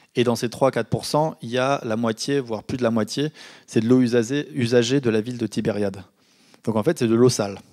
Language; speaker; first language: French; native; French